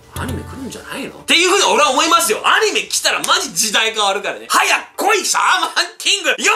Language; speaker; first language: Japanese; non-native, fluent; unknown